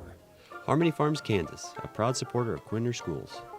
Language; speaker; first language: English; native; English